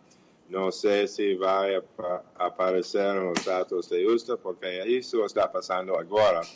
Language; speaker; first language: Portuguese; non-native, fluent; English